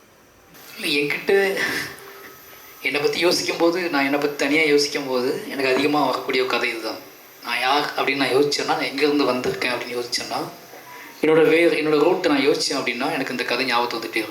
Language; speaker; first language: Tamil; native; Tamil